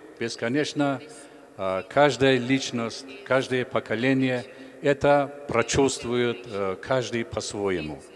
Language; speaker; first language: Russian; non-native, local second language; Tajik